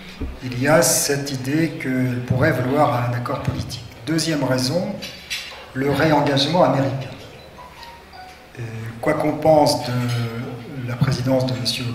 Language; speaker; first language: French; native; French